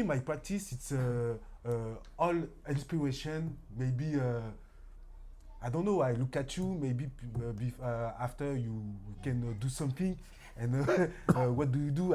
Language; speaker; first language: English; non-native, learner; French